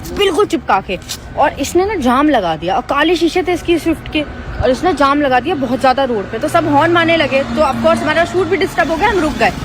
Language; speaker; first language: Hindi; native; Hindi